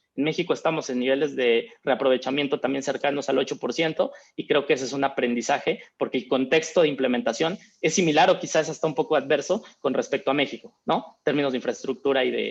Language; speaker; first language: Spanish; native; Spanish